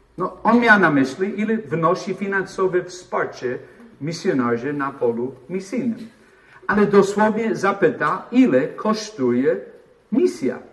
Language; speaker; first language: Polish; non-native, fluent; English